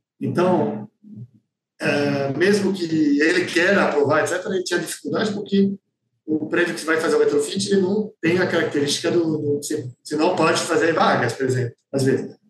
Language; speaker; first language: Portuguese; non-native, fluent; French